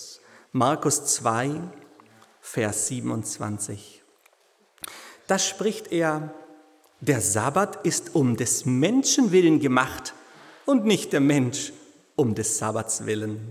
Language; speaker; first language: German; native; German